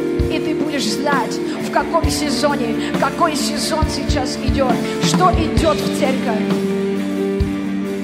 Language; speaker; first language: Russian; native; Russian